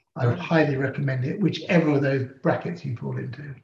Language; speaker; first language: English; native; English